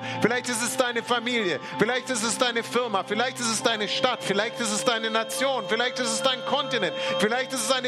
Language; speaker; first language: German; native; German